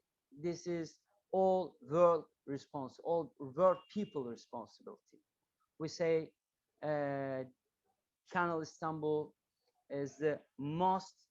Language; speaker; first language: English; non-native, learner; Turkish